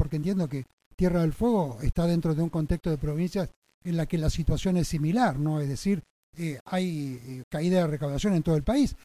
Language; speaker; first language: Spanish; native; Spanish